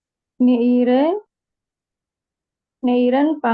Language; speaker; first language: Korean; non-native, learner; Indonesian